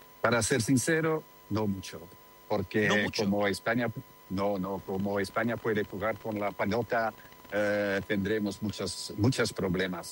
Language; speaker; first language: Spanish; non-native, learner; Dutch